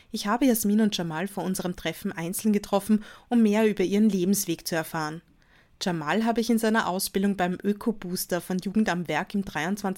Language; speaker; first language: German; native; German